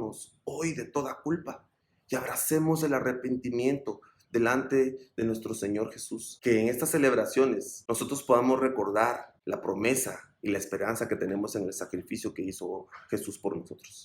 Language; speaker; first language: Spanish; native; Spanish